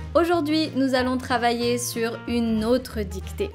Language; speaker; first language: French; native; French